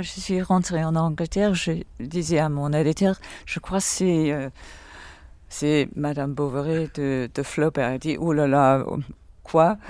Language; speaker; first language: French; non-native, fluent; English